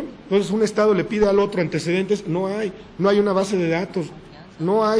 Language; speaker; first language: Spanish; native; Spanish